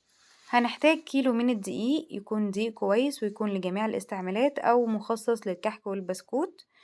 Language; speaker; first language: Arabic; native; Arabic